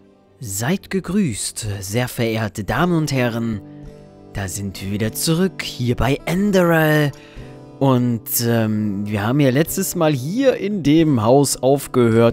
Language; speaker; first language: German; native; German